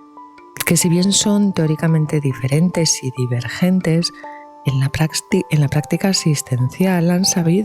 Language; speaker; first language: Spanish; native; Spanish